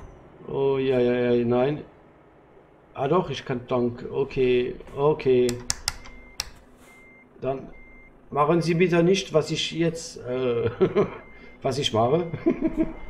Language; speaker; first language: German; non-native, learner; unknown